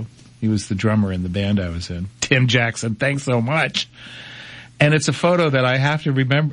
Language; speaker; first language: English; native; English